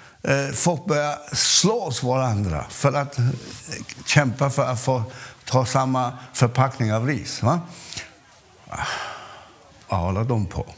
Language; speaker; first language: Swedish; non-native, fluent; Cantonese